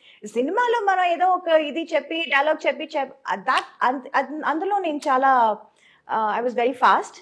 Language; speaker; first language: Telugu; non-native, local second language; Tamil